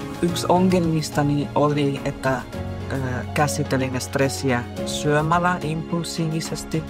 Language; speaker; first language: Finnish; non-native, fluent; Spanish